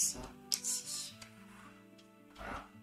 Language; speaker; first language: French; native; French